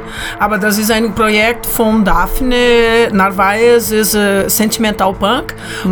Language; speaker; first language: German; non-native, learner; Portuguese